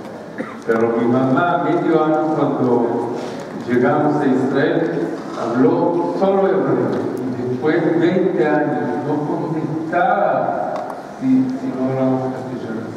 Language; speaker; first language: Spanish; early bilingual, heritage; Spanish